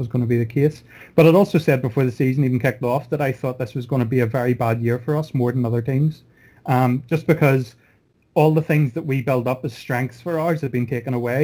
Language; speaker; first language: English; native; English